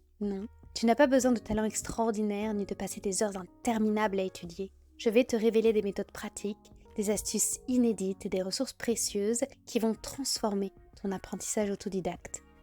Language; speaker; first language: French; native; French